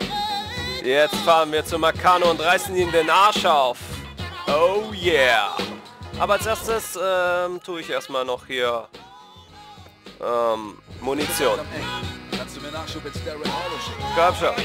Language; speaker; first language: German; native; German